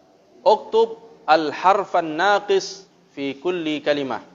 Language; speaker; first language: Arabic; non-native, fluent; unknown